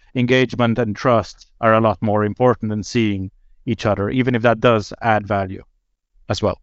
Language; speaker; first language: English; non-native, fluent; Slovenian